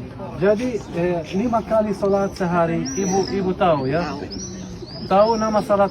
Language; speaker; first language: Indonesian; non-native, fluent; Arabic